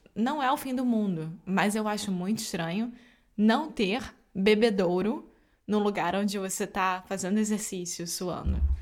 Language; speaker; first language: Portuguese; native; Portuguese